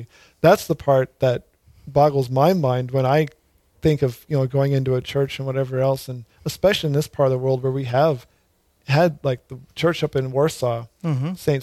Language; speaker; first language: English; native; English